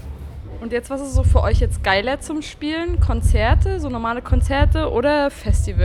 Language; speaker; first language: German; native; German